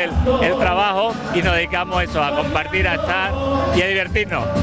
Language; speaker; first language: Spanish; native; Spanish